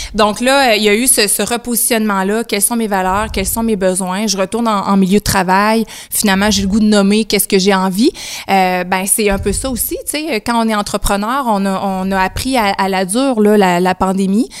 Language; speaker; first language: French; native; French